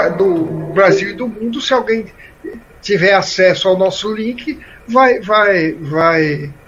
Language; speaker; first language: Portuguese; native; Portuguese